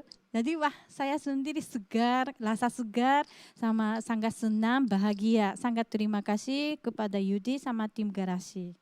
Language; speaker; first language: Indonesian; non-native, fluent; Japanese